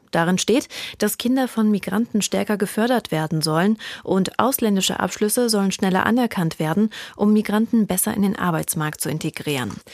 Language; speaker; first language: German; native; German